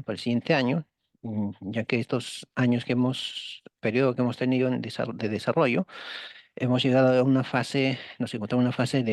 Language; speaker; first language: Spanish; native; Spanish